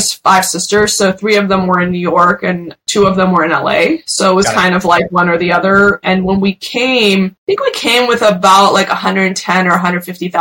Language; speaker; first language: English; early bilingual, other home language; Persian